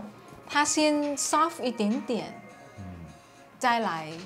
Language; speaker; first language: Chinese; non-native, fluent; Vietnamese